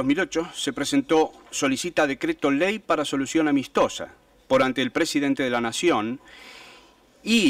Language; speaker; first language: Spanish; native; Spanish